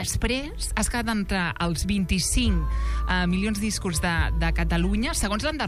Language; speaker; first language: Catalan; native; Catalan